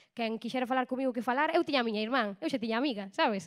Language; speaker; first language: Galician; native; Galician